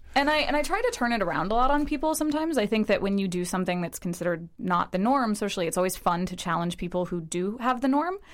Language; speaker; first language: English; early bilingual, other home language; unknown